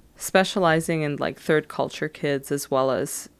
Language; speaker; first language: English; native; English